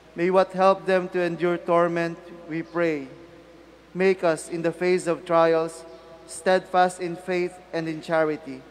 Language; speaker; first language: English; non-native, local second language; Filipino